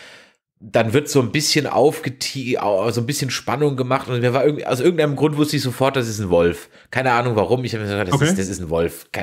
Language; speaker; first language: German; native; German